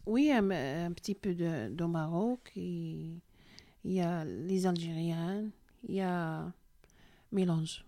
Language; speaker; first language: French; non-native, learner; Arabic